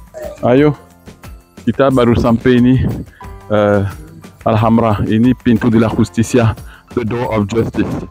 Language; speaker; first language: Indonesian; non-native, fluent; Spanish